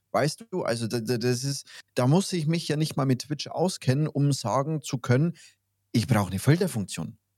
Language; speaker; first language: German; native; German